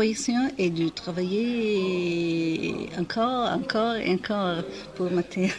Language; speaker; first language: French; non-native, fluent; Italian